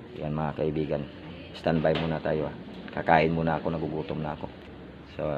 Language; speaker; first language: Filipino; non-native, fluent; Hiligaynon